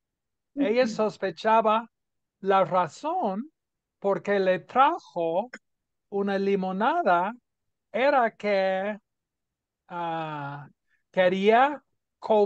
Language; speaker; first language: Spanish; non-native, fluent; English